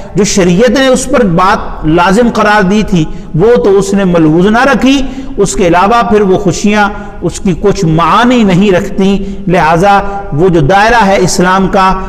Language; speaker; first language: Urdu; non-native, local second language; Punjabi